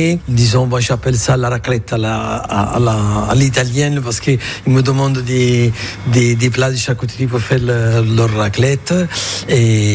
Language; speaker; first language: French; non-native, fluent; Italian